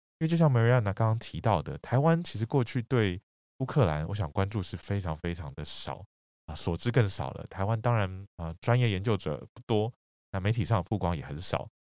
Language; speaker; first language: Chinese; native; Chinese